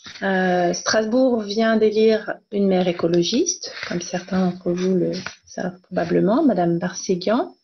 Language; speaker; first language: French; native; French